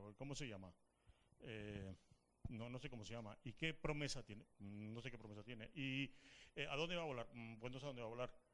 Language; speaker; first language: Spanish; native; Spanish